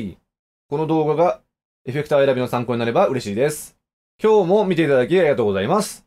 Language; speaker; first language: Japanese; native; Japanese